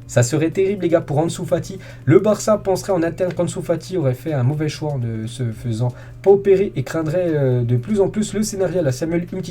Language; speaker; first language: French; native; French